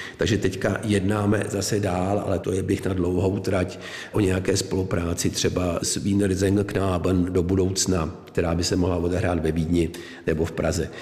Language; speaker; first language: Czech; native; Czech